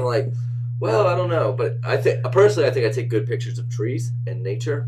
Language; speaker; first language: English; native; English